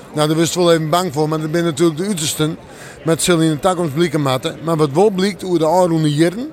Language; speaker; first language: Dutch; non-native, local second language; Western Frisian